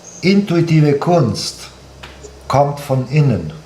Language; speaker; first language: German; non-native, fluent; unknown